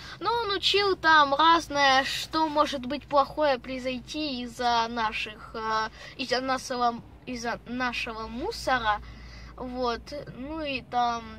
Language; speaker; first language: Russian; early bilingual, heritage; Russian